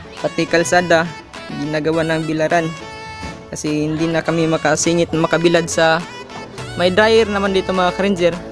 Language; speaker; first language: Filipino; non-native, local second language; Cebuano